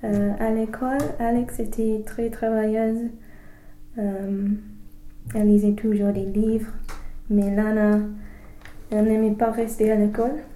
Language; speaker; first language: French; non-native, learner; English